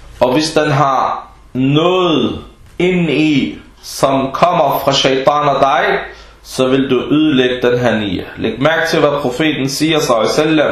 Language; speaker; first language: Danish; early bilingual, other home language; Arabic